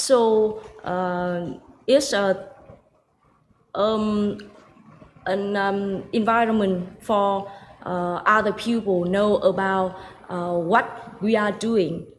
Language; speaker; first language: English; non-native, fluent; Vietnamese